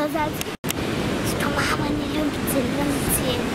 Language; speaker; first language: Russian; non-native, local second language; Lithuanian